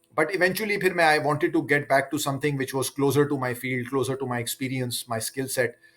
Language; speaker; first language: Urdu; native; Urdu